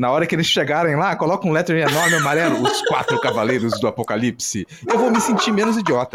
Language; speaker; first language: Portuguese; native; Portuguese